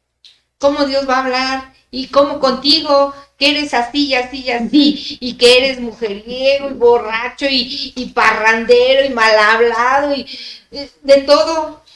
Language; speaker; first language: Spanish; native; Spanish